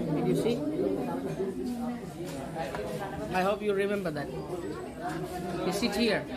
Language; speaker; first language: English; non-native, learner; Hindi